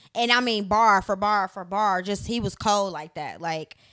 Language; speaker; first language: English; native; English